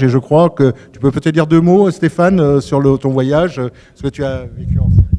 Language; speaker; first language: French; native; French